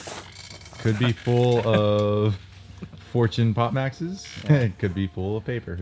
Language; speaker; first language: English; native; English